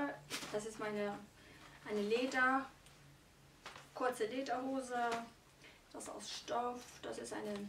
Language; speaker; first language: German; non-native, fluent; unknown